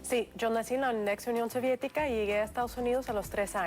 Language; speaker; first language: Spanish; non-native, fluent; Russian